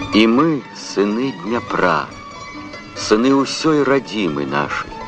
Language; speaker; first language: Belarusian; native; Belarusian